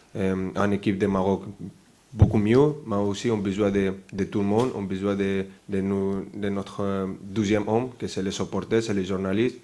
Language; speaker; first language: French; non-native, fluent; Spanish